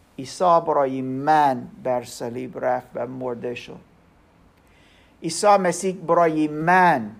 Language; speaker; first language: Persian; non-native, learner; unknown